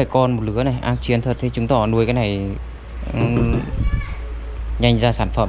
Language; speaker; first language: Vietnamese; native; Vietnamese